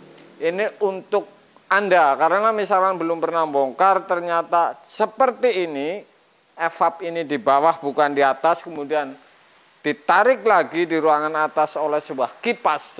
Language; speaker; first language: Indonesian; native; Indonesian